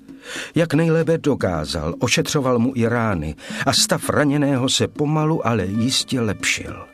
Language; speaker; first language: Czech; native; Czech